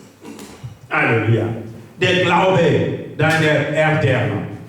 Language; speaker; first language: German; non-native, learner; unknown